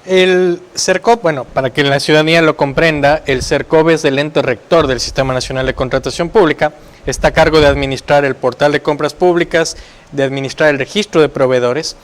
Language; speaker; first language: Spanish; native; Spanish